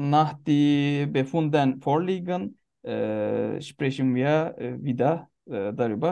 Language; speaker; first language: German; non-native, learner; Turkish